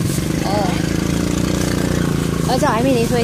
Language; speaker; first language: English; non-native, local second language; Filipino